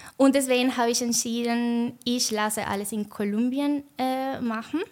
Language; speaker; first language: German; non-native, learner; Spanish